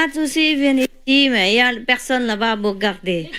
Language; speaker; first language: French; non-native, learner; Vietnamese